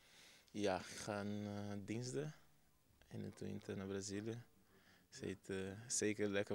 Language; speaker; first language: Dutch; non-native, learner; Portuguese